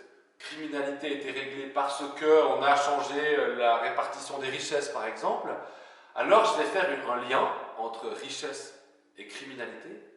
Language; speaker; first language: French; native; French